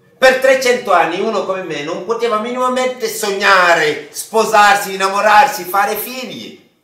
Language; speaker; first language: Italian; non-native, fluent; Wolof